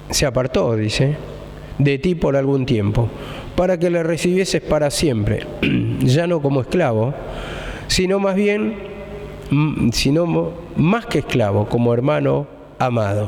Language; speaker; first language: Spanish; native; Spanish